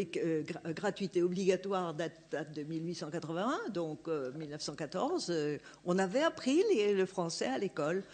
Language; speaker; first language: French; native; French